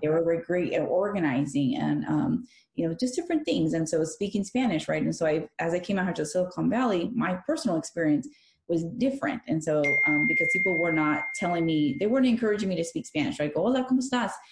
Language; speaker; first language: English; early bilingual, other home language; Spanish